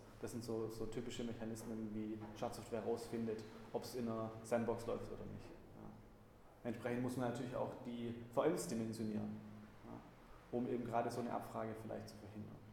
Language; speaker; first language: German; native; German